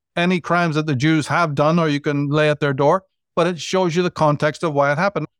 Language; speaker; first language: English; native; English